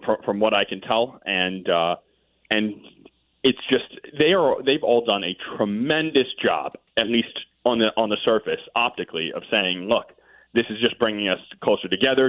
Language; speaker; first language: English; native; English